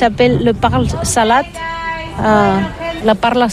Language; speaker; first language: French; non-native, learner; Catalan